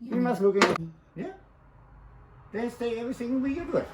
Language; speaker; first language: English; non-native, learner; Swedish